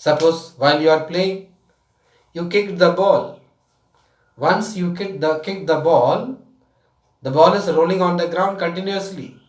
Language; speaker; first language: English; non-native, local second language; Tamil